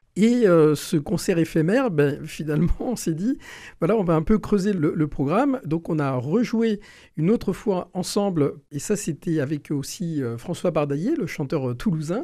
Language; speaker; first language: French; native; French